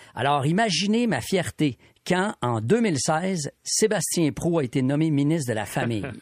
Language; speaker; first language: French; native; French